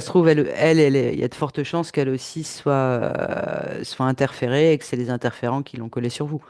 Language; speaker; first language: French; native; French